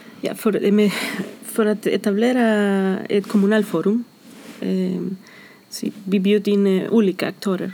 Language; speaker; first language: Swedish; non-native, fluent; Spanish